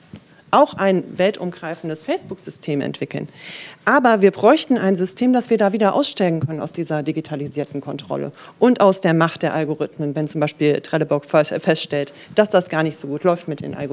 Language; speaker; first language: German; native; German